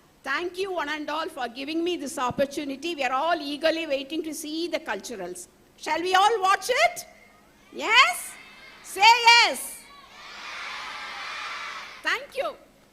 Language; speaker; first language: English; non-native, local second language; Tamil